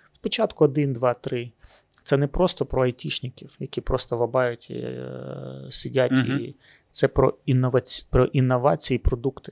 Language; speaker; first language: Ukrainian; native; Ukrainian